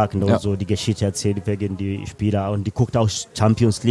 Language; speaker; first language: German; non-native, learner; Swahili